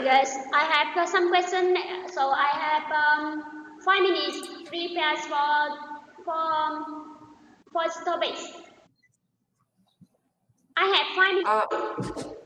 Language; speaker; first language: English; non-native, learner; Vietnamese